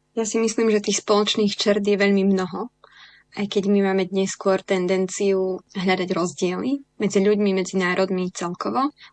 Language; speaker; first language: Slovak; native; Slovak